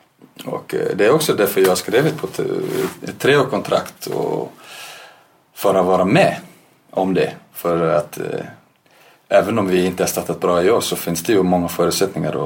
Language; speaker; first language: Swedish; non-native, fluent; Icelandic